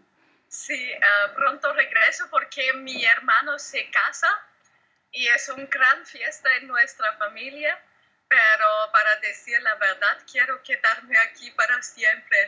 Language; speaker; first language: Spanish; non-native, learner; German